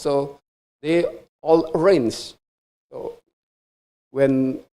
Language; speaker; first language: English; non-native, fluent; Indonesian